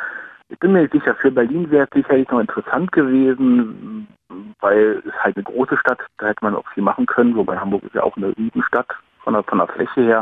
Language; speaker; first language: German; native; German